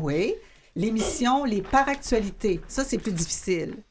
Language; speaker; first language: French; native; French